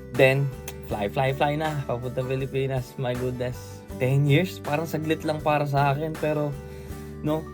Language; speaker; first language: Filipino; native; Filipino